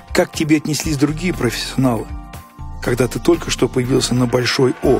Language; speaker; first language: Russian; native; Russian